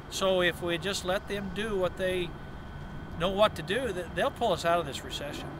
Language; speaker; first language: English; native; English